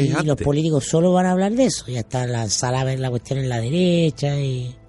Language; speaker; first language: Spanish; native; Spanish